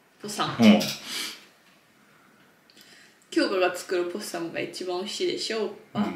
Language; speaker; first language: Korean; non-native, learner; Japanese